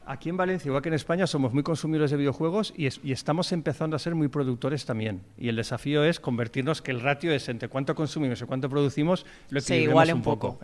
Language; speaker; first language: Spanish; native; Spanish